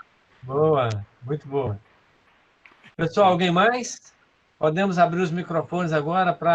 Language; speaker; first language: Portuguese; native; Portuguese